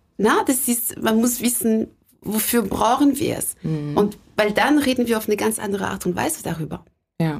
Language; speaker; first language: German; non-native, fluent; French